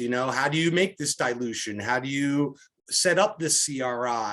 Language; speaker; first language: English; native; English